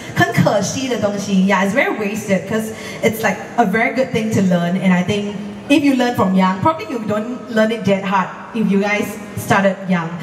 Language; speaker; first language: English; non-native, local second language; Cantonese